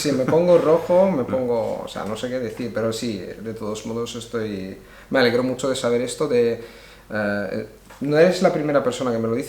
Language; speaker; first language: Spanish; non-native, fluent; Italian